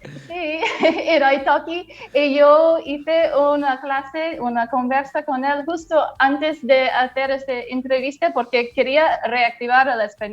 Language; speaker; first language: Spanish; non-native, fluent; English